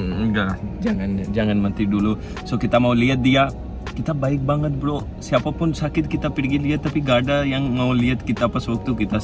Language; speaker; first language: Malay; non-native, learner; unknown